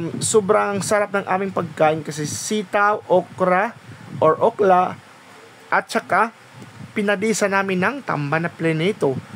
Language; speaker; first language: Filipino; non-native, local second language; Waray